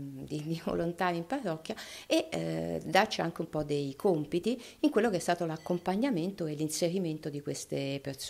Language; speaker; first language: Italian; native; Italian